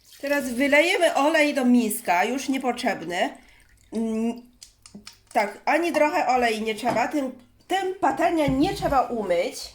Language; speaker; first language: Polish; non-native, learner; Chinese